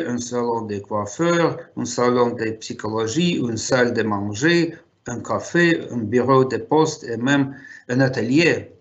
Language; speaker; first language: French; non-native, fluent; Russian